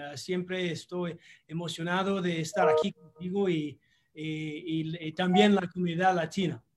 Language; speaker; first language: Spanish; non-native, learner; English